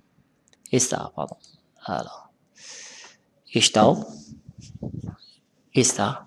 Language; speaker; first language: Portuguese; non-native, fluent; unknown